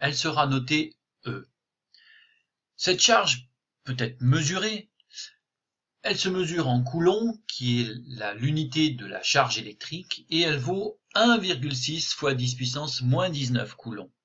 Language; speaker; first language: French; native; French